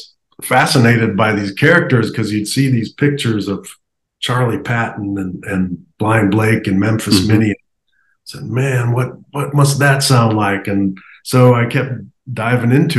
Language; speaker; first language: English; native; English